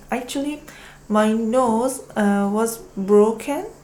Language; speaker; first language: English; non-native, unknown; Persian